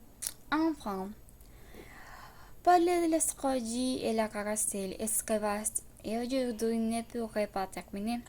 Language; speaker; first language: French; non-native, learner; Spanish